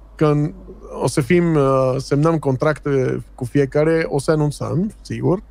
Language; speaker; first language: Romanian; non-native, fluent; Spanish